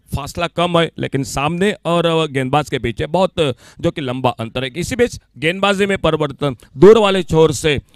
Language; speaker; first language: Hindi; non-native, local second language; Marathi